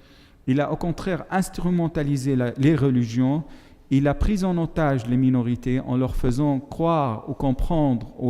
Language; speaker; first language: French; non-native, fluent; Arabic